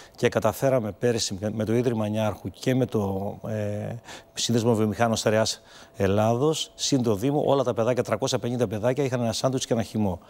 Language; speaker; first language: Greek; native; Greek